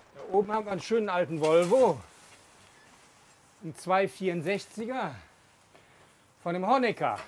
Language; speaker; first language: German; native; German